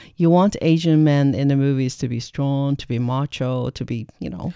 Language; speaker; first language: English; non-native, fluent; Chinese